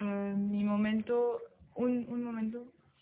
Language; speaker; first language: Spanish; non-native, learner; French